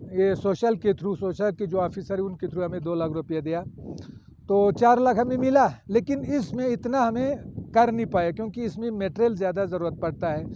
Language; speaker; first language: Urdu; non-native, local second language; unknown